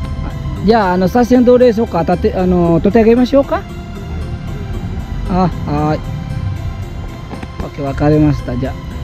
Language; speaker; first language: Japanese; non-native, fluent; Indonesian